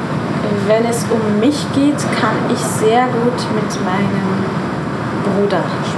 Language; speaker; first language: German; non-native, fluent; Persian